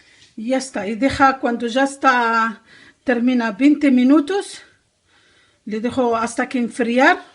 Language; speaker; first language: Spanish; non-native, learner; Arabic